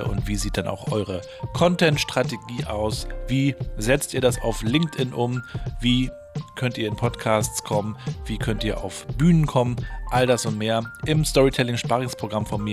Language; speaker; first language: German; native; German